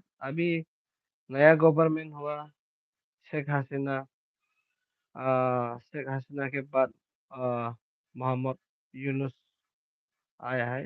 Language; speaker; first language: Hindi; non-native, local second language; Bodo